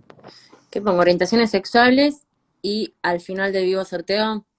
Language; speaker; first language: Spanish; native; Spanish